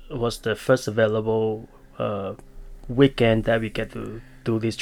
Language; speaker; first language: English; non-native, local second language; Chinese